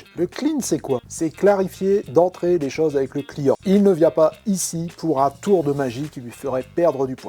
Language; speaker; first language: French; native; French